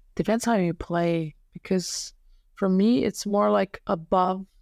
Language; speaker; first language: English; non-native, fluent; Serbian